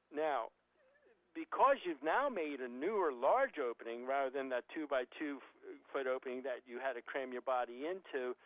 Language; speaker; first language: English; native; English